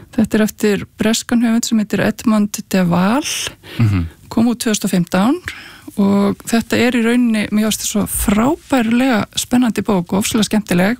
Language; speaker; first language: Icelandic; native; Icelandic